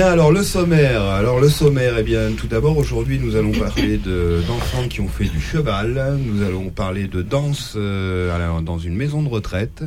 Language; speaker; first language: French; native; French